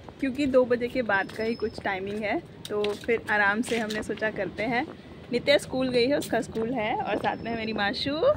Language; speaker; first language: Hindi; native; Hindi